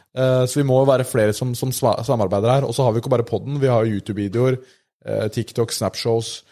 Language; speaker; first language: Norwegian; native; Norwegian